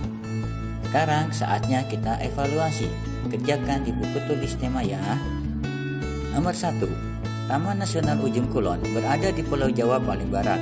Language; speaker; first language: Indonesian; native; Indonesian